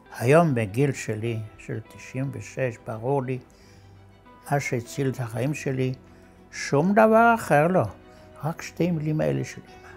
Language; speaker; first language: Hebrew; non-native, fluent; German